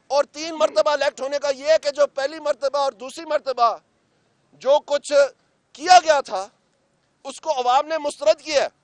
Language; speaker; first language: Urdu; non-native, local second language; Punjabi